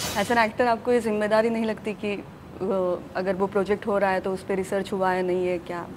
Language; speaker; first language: Hindi; non-native, local second language; Marathi